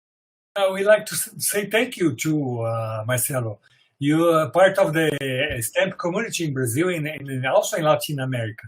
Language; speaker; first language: English; non-native, fluent; Portuguese